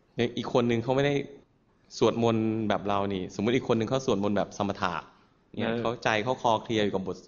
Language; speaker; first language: Thai; native; Thai